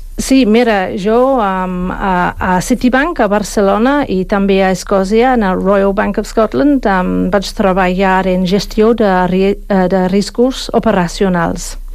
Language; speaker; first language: Catalan; non-native, fluent; English